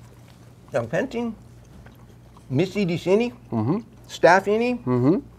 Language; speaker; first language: Indonesian; non-native, learner; English